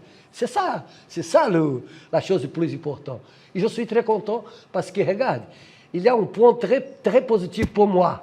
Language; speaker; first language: French; non-native, fluent; Portuguese